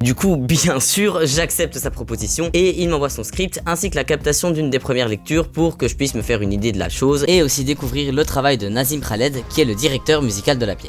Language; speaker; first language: French; native; French